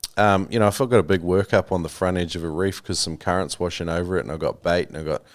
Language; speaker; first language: English; native; English